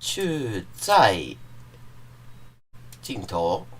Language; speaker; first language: Chinese; non-native, learner; English